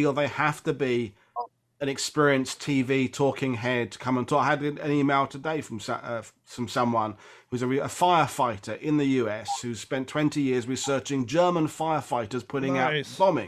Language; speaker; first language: English; native; English